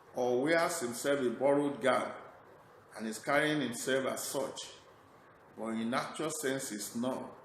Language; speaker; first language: English; non-native, local second language; Yoruba